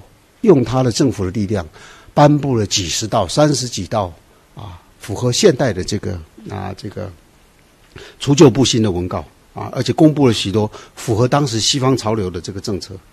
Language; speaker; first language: Chinese; native; Chinese